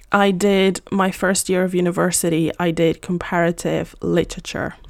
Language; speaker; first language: English; non-native, fluent; Spanish